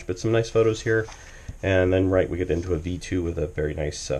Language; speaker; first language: English; native; English